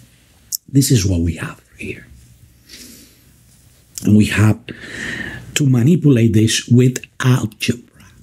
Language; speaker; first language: English; non-native, fluent; Spanish